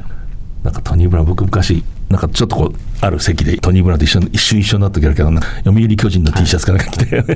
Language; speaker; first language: Japanese; native; Japanese